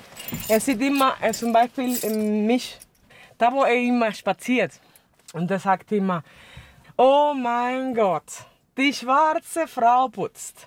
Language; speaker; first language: German; non-native, fluent; Spanish